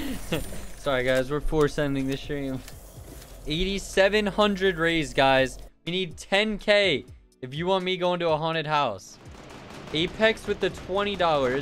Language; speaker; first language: English; native; English